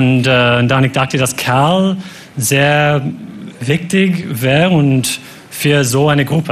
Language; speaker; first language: German; non-native, fluent; English